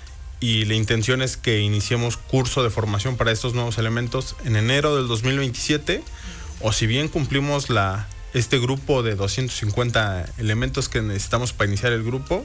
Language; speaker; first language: Spanish; native; Spanish